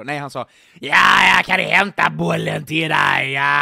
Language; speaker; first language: Swedish; native; Swedish